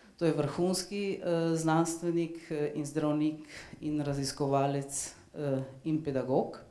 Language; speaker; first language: Slovenian; native; Slovenian